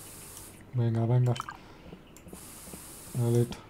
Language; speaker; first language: Spanish; native; Spanish